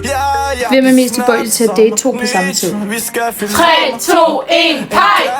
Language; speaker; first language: Danish; native; Danish